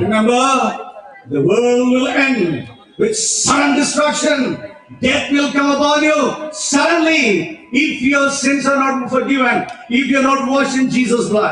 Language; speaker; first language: English; non-native, local second language; Telugu